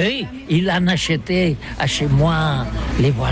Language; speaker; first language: French; non-native, learner; Catalan